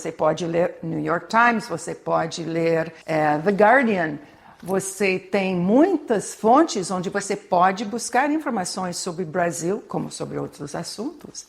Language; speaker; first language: Portuguese; non-native, fluent; English